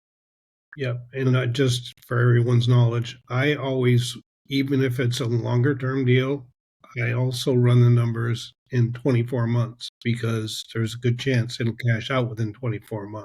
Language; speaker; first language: English; native; English